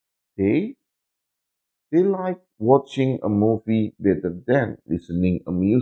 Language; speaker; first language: English; non-native, learner; Indonesian